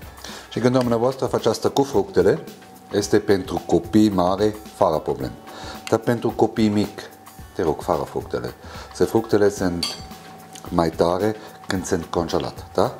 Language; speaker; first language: Romanian; non-native, learner; German